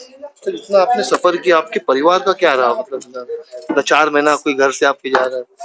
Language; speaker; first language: Hindi; native; Hindi